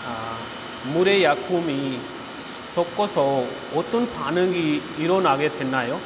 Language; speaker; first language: Korean; non-native, learner; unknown